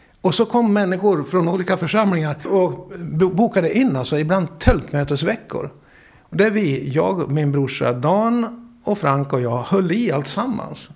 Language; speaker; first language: Swedish; native; Swedish